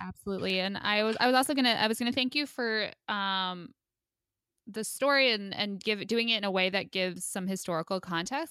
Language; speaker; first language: English; native; English